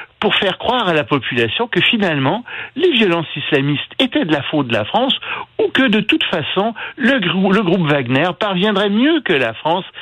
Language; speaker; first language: French; native; French